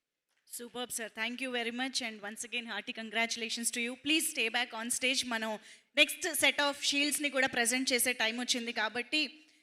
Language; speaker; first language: Telugu; native; Telugu